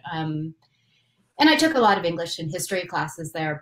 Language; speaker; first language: English; native; English